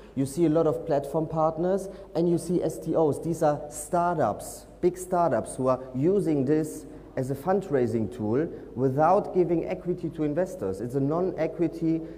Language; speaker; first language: English; non-native, fluent; German